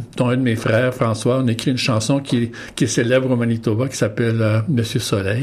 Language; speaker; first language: French; native; French